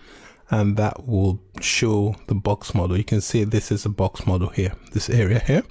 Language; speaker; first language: English; native; English